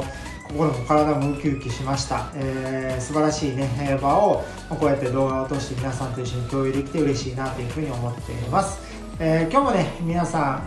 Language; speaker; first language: Japanese; native; Japanese